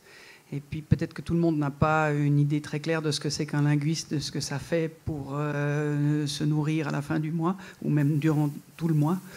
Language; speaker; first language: French; native; French